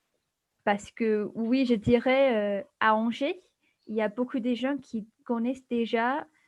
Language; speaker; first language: French; non-native, fluent; English